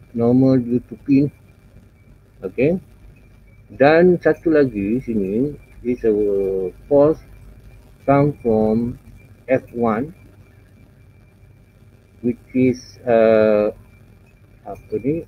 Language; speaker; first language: English; non-native, local second language; Malay